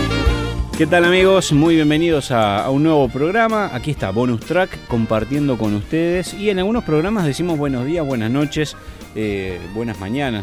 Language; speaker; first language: Spanish; native; Spanish